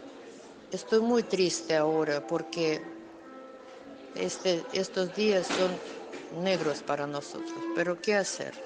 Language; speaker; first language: Spanish; non-native, fluent; Russian